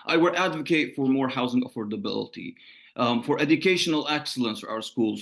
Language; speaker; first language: English; non-native, fluent; Arabic